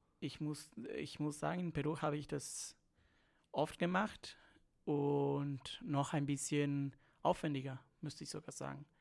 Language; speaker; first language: German; non-native, fluent; Spanish